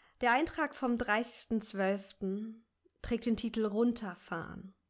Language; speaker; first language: German; native; German